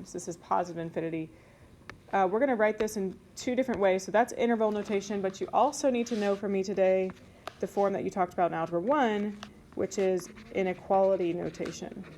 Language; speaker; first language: English; native; English